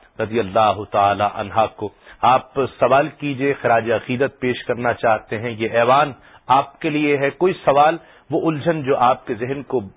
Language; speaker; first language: Urdu; native; Urdu